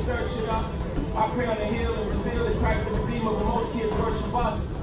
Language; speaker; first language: English; native; English